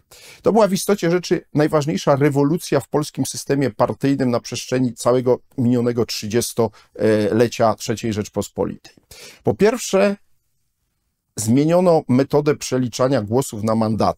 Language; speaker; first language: Polish; native; Polish